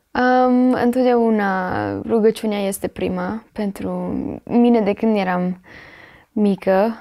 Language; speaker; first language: Romanian; early bilingual, heritage; Romanian